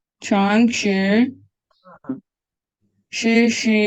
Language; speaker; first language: Chinese; non-native, learner; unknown